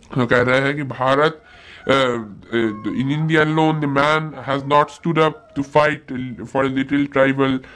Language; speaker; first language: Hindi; non-native, local second language; Bangla